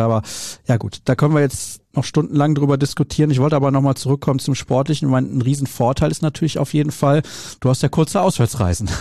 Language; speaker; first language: German; native; German